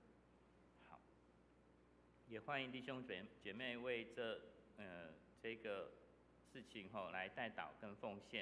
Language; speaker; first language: Chinese; native; Chinese